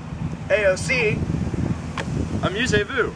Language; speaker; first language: French; non-native, learner; English